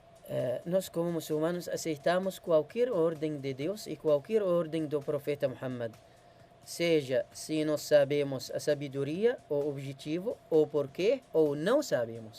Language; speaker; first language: Portuguese; non-native, learner; Arabic